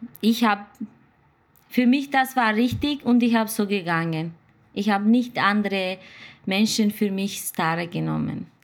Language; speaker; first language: German; non-native, learner; Turkish